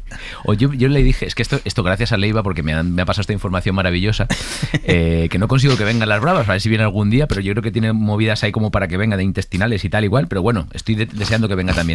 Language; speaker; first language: Spanish; native; Spanish